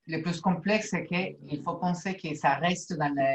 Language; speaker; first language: French; non-native, fluent; Spanish